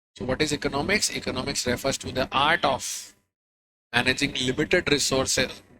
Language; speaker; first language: English; non-native, local second language; Hindi